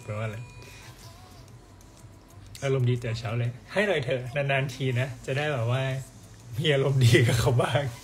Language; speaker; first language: Thai; native; Thai